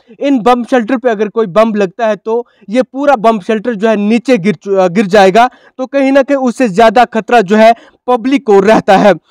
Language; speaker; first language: Hindi; non-native, local second language; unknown